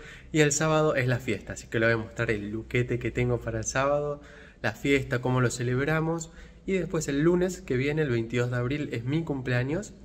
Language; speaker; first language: Spanish; native; Spanish